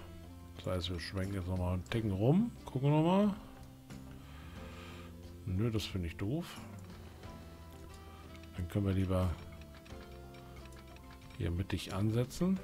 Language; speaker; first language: German; native; German